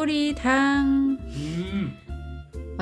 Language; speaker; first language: Korean; non-native, learner; Vietnamese